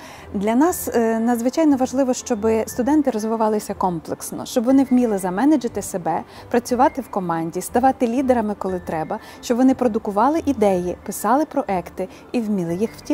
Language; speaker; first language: Ukrainian; native; Ukrainian